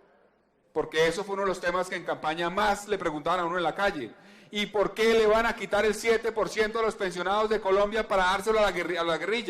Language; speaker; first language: Spanish; native; Spanish